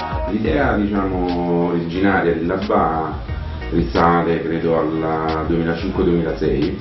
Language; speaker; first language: Italian; native; Italian